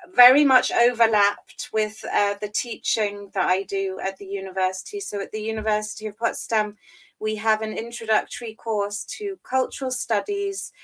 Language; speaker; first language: English; native; English